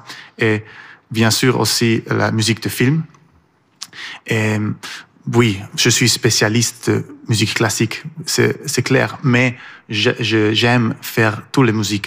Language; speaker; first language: French; non-native, learner; Persian